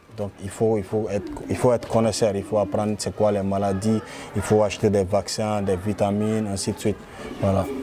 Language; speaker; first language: French; non-native, local second language; Fula